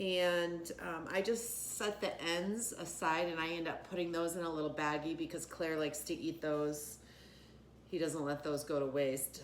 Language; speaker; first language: English; native; English